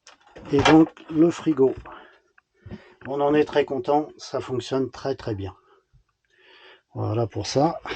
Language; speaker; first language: French; native; French